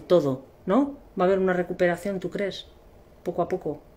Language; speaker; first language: Spanish; native; Spanish